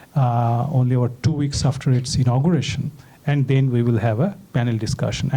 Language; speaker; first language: English; non-native, local second language; Bangla